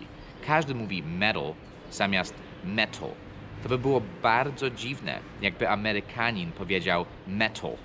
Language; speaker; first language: Polish; non-native, fluent; English